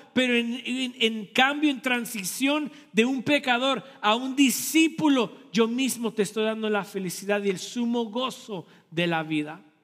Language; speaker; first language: Spanish; early bilingual, heritage; Spanish